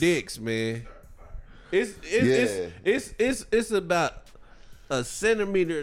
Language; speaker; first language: English; native; English